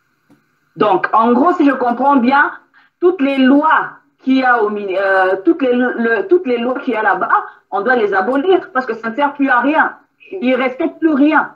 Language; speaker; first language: French; non-native, local second language; Lingala